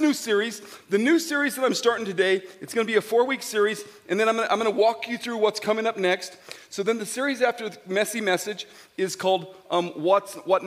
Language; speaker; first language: English; native; English